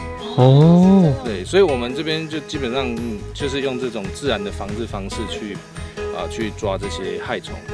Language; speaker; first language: Chinese; native; Chinese